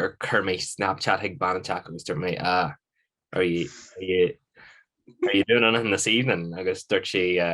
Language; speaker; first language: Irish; non-native, local second language; English